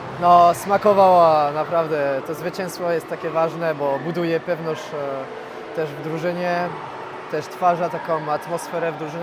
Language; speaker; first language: Polish; non-native, fluent; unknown